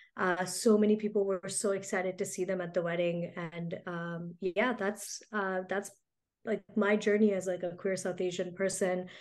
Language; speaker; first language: English; early bilingual, other home language; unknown